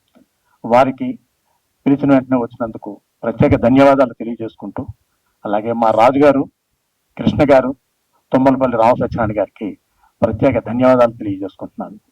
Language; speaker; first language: Telugu; native; Telugu